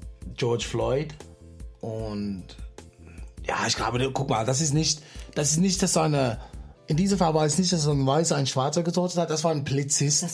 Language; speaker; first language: German; non-native, fluent; English